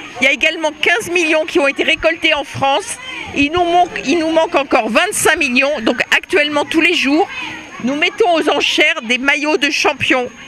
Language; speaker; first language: French; native; French